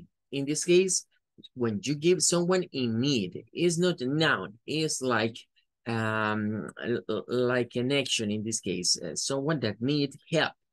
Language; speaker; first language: English; non-native, fluent; Spanish